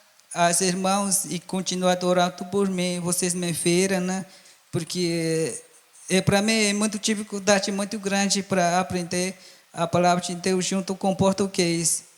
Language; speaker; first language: Portuguese; non-native, local second language; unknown